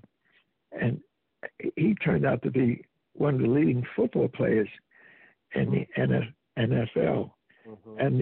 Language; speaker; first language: English; native; English